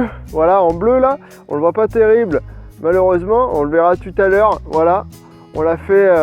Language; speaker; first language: French; native; French